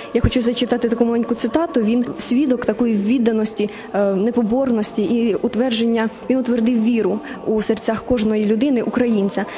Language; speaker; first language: Ukrainian; native; Ukrainian